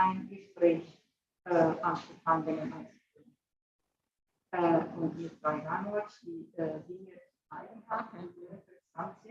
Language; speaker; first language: German; non-native, fluent; Italian